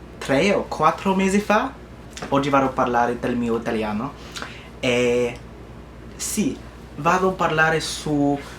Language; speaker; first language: Italian; non-native, learner; English